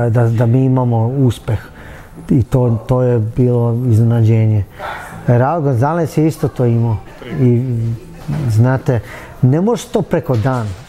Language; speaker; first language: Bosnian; early bilingual, heritage; Bosnian